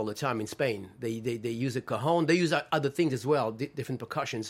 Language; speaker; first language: English; non-native, fluent; French